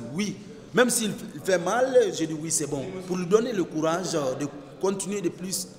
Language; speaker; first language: French; non-native, fluent; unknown